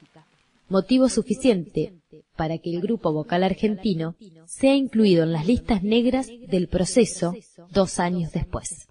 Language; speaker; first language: Spanish; native; Spanish